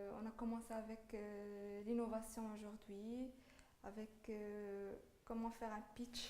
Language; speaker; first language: French; non-native, local second language; Arabic